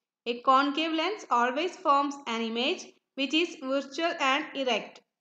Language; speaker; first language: English; non-native, local second language; Malayalam